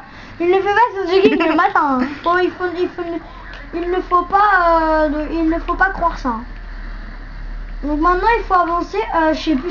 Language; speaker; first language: French; native; French